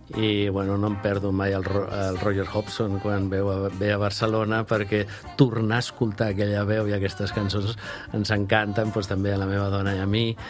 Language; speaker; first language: Catalan; non-native, local second language; Spanish